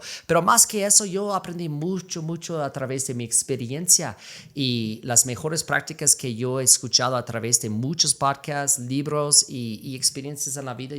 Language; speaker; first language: Spanish; non-native, fluent; English